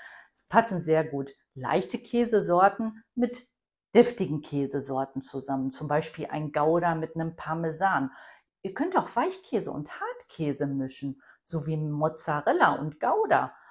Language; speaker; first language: German; native; German